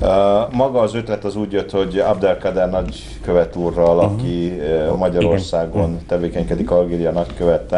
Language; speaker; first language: Hungarian; native; Hungarian